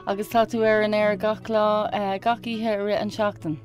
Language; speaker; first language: Irish; non-native, learner; English